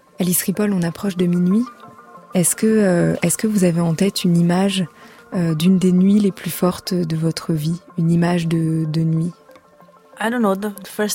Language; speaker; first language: French; native; French